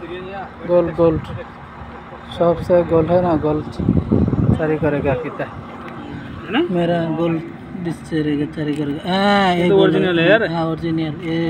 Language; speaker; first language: Hindi; non-native, learner; Bangla